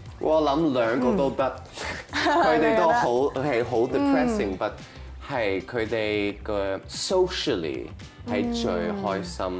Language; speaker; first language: Cantonese; non-native, local second language; French